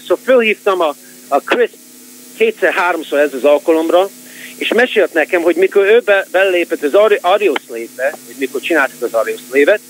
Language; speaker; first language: Hungarian; early bilingual, heritage; Hungarian